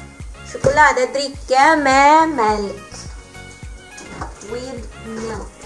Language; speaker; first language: Norwegian; non-native, learner; Filipino